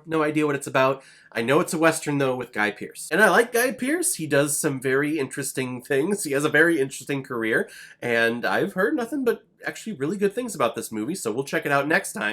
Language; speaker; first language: English; native; English